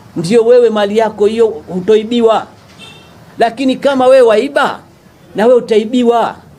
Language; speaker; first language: Swahili; native; Swahili